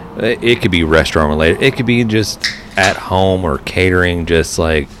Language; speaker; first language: English; native; English